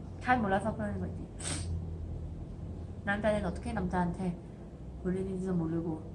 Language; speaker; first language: Korean; non-native, learner; Thai